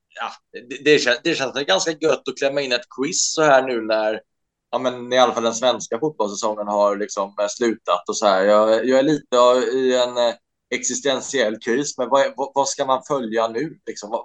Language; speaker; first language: Swedish; native; Swedish